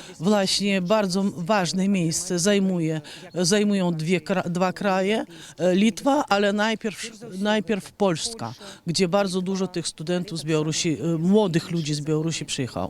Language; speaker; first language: Polish; non-native, fluent; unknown